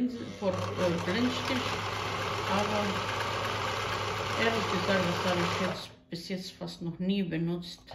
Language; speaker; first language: German; non-native, learner; Croatian